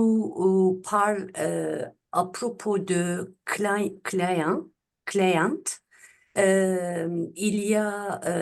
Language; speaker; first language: French; non-native, learner; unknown